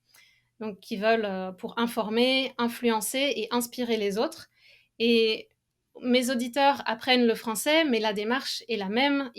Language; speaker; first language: French; native; French